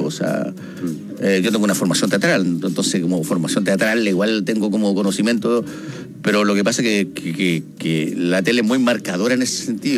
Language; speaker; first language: Spanish; native; Spanish